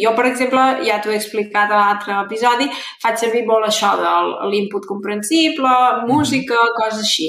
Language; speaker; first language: Catalan; native; Catalan